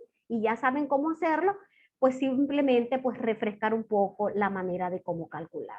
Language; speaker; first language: Spanish; native; Spanish